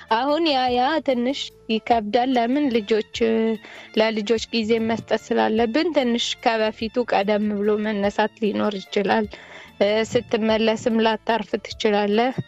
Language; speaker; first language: Amharic; native; Amharic